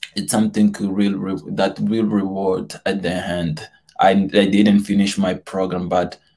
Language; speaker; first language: English; non-native, fluent; Portuguese